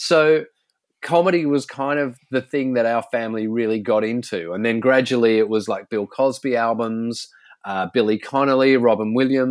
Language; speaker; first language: English; native; English